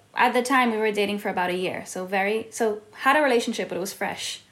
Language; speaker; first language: English; early bilingual, heritage; Hebrew